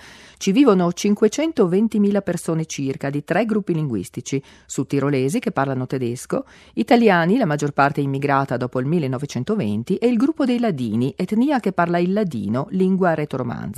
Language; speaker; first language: Italian; native; Italian